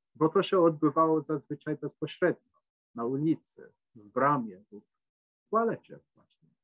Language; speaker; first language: Polish; non-native, fluent; English